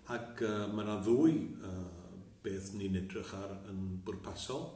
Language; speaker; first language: Welsh; native; Welsh